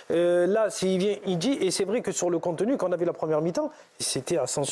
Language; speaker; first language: French; native; French